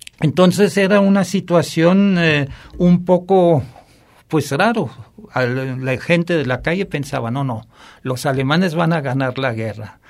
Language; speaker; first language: Spanish; non-native, fluent; German